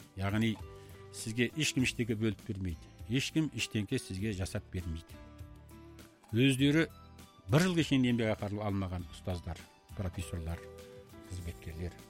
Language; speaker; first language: Kazakh; early bilingual, heritage; Kazakh